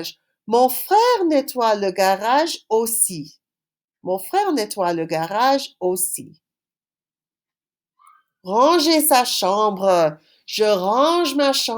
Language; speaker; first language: French; non-native, fluent; English